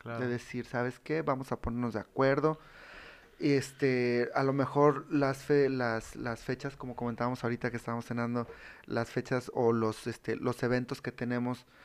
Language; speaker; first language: Spanish; native; Spanish